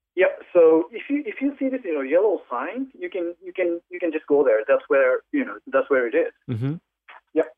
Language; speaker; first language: English; non-native, fluent; Japanese